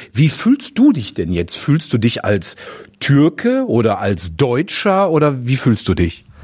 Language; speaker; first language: German; native; German